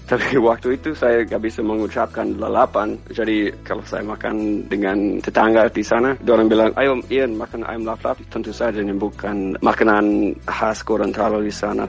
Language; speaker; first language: Indonesian; non-native, fluent; English